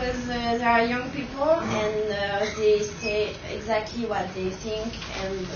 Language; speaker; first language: English; non-native, learner; French